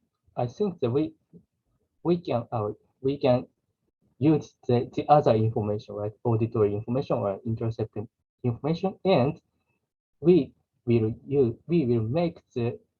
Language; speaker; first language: English; non-native, learner; Japanese